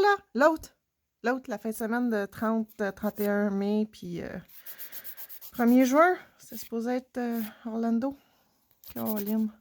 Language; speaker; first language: French; native; French